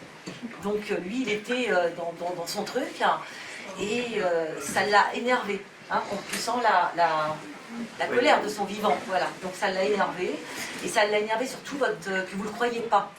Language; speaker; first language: French; native; French